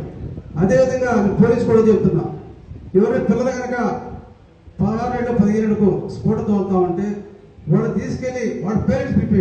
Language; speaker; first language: Telugu; native; Telugu